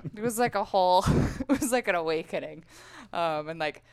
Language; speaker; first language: English; native; English